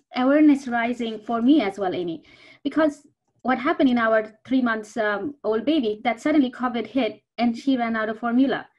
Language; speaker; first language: English; non-native, local second language; Bangla